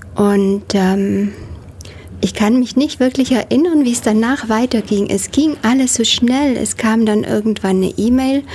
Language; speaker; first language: German; native; German